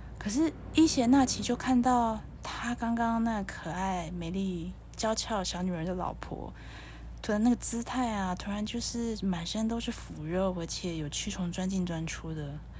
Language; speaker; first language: Chinese; native; Chinese